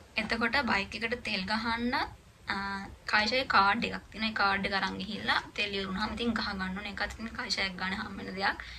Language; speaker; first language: Sinhala; native; Sinhala